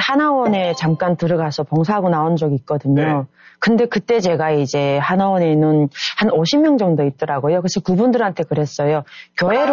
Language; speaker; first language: Korean; native; Korean